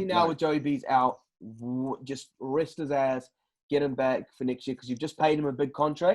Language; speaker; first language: English; native; English